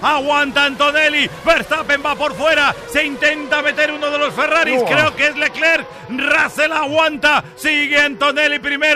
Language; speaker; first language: Spanish; native; Spanish